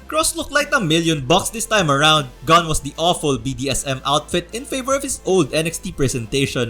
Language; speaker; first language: English; native; English